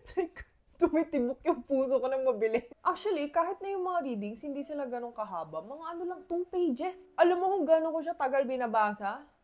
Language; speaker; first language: Filipino; early bilingual, other home language; Korean